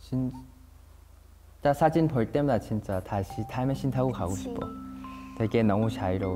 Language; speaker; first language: Korean; non-native, fluent; Thai